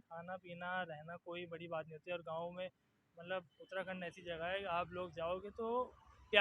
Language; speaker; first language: Hindi; native; Hindi